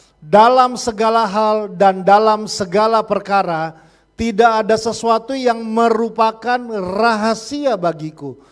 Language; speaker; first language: Indonesian; native; Indonesian